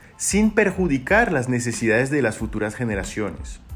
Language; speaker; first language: Spanish; non-native, fluent; French